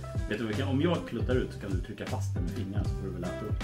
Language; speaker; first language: Swedish; native; Swedish